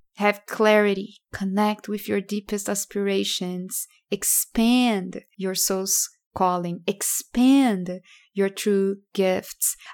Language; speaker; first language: English; non-native, fluent; Portuguese